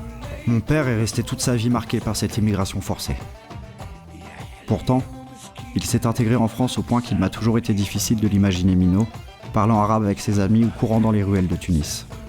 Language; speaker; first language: French; native; French